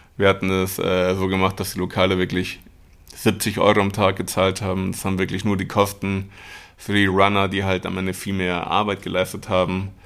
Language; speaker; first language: German; early bilingual, other home language; Spanish